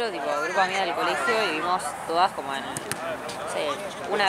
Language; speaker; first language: Spanish; native; Spanish